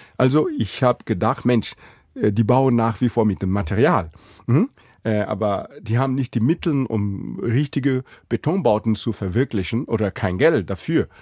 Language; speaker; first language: German; non-native, fluent; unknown